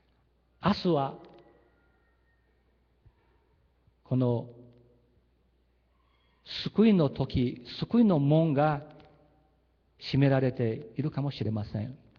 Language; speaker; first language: Japanese; early bilingual, heritage; Japanese